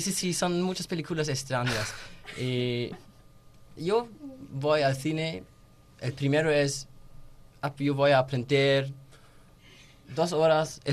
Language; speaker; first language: Spanish; non-native, learner; German